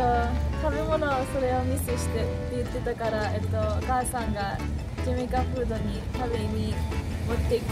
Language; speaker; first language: Japanese; early bilingual, heritage; English